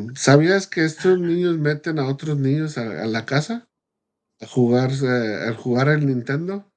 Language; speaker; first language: Spanish; early bilingual, heritage; Spanish